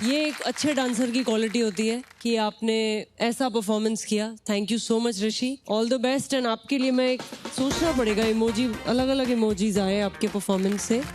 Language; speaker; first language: Hindi; native; Hindi